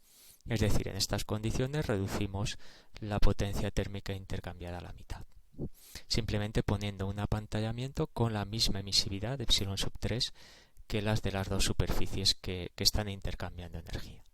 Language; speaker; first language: Spanish; native; Spanish